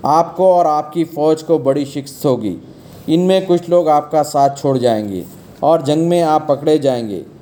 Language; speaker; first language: Urdu; native; Urdu